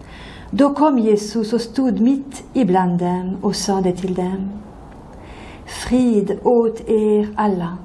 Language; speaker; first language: Swedish; non-native, fluent; French